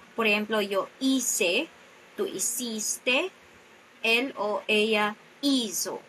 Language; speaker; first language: Spanish; non-native, fluent; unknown